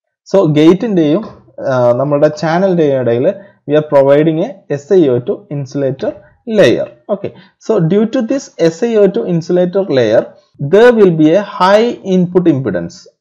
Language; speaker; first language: English; non-native, local second language; Malayalam